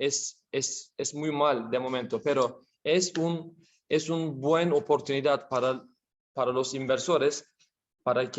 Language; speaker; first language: Spanish; non-native, learner; Turkish